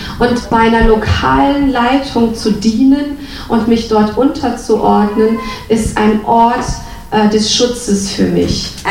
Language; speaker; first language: German; native; German